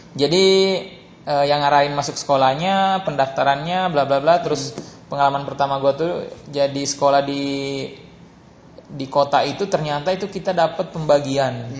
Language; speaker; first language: Indonesian; native; Indonesian